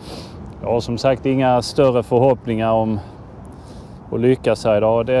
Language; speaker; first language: Swedish; native; Swedish